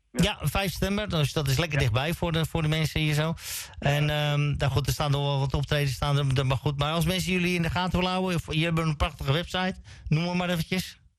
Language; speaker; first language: Dutch; native; Dutch